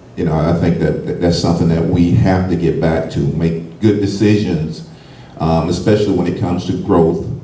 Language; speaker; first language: English; native; English